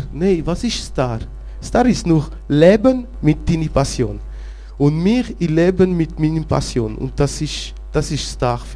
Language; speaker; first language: German; non-native, local second language; French